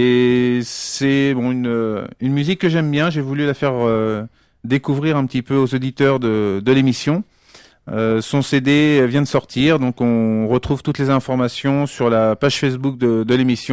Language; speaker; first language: French; native; French